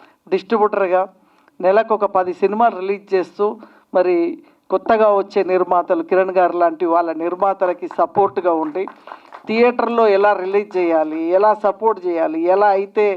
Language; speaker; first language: Telugu; native; Telugu